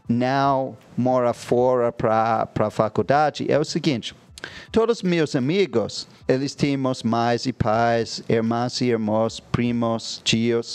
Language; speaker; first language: Portuguese; non-native, fluent; English